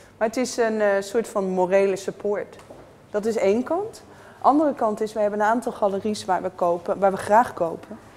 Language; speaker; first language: Dutch; native; Dutch